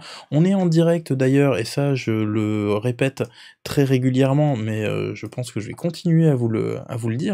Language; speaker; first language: French; native; French